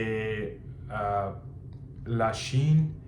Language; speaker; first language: French; non-native, learner; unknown